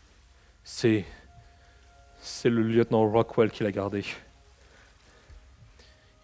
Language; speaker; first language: French; native; French